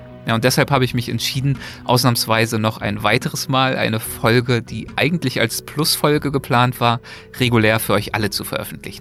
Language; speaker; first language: German; native; German